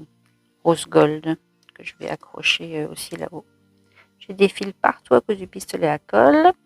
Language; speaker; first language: French; native; French